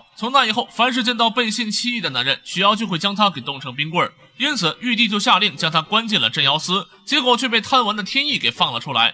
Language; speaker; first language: Chinese; native; Chinese